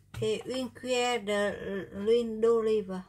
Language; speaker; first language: French; non-native, learner; Vietnamese